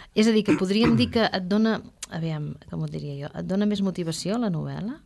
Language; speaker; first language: Catalan; native; Catalan